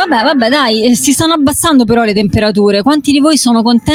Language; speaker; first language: Italian; native; Italian